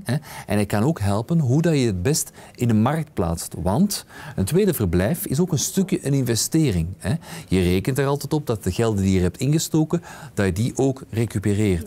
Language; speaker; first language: Dutch; native; Dutch